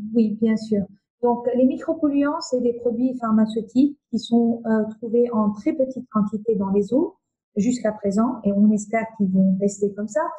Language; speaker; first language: French; non-native, local second language; Arabic